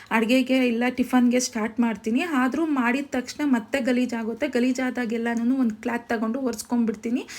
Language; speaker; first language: Kannada; native; Kannada